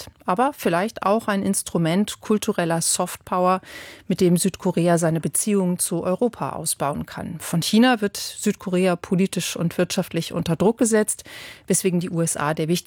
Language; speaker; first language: German; native; German